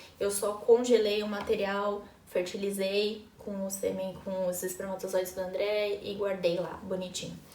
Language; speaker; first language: Portuguese; native; Portuguese